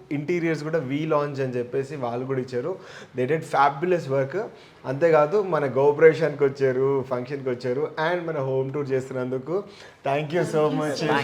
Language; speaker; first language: Telugu; native; Telugu